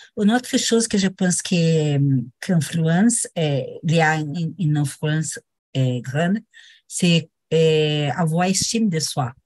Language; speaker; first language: French; non-native, learner; Portuguese